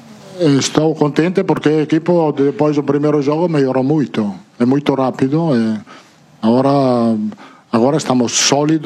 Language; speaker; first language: Portuguese; non-native, fluent; Italian